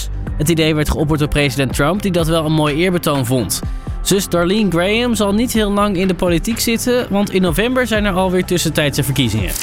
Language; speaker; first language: Dutch; native; Dutch